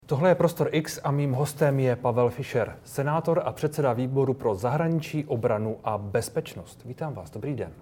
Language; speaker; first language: Czech; native; Czech